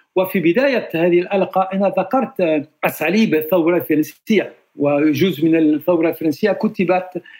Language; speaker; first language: Arabic; non-native, fluent; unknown